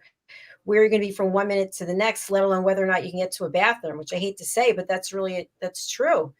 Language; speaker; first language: English; native; English